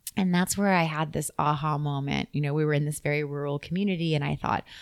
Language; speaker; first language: English; native; English